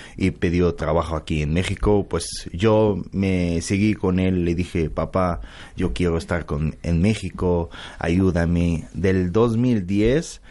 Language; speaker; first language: Spanish; non-native, learner; Arabic